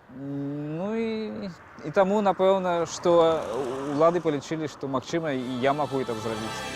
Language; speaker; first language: Belarusian; non-native, local second language; Russian